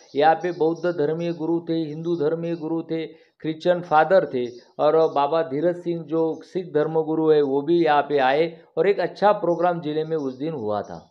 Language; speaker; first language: Hindi; non-native, local second language; Marathi